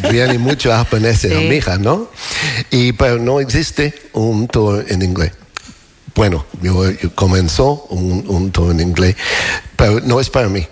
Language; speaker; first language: Spanish; non-native, learner; English